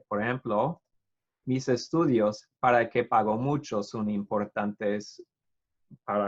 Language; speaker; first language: Spanish; non-native, fluent; English